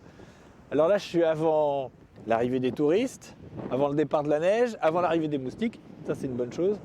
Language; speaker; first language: French; native; French